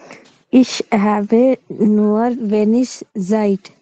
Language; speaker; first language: German; non-native, learner; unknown